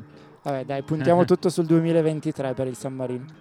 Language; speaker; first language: Italian; native; Italian